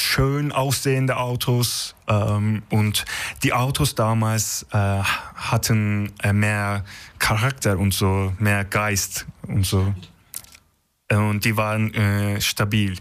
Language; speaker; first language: German; non-native, learner; Turkish